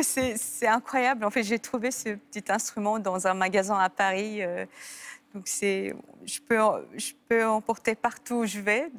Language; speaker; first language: French; non-native, fluent; Korean